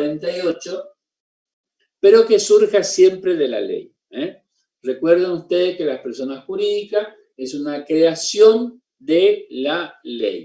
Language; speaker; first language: Spanish; native; Spanish